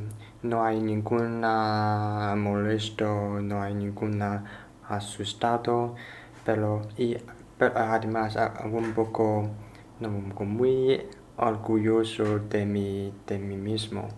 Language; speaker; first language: Spanish; non-native, learner; Chinese